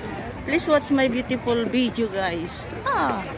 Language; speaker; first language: English; non-native, local second language; Filipino